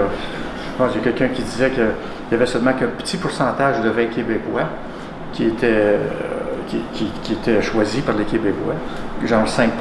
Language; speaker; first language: French; native; French